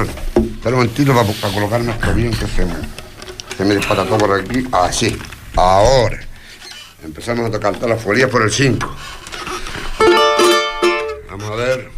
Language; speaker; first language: Spanish; native; Spanish